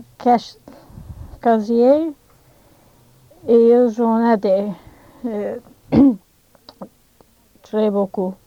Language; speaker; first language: French; non-native, learner; English